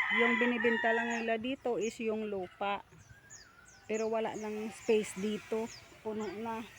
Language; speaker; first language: Filipino; non-native, local second language; Hiligaynon